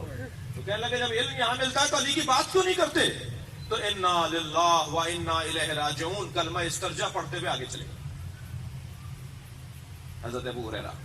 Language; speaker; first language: Urdu; native; Urdu